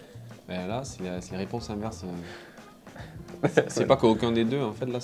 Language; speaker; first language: French; native; French